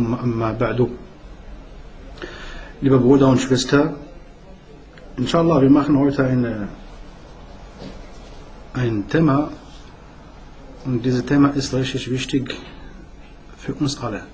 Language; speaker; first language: German; non-native, learner; Arabic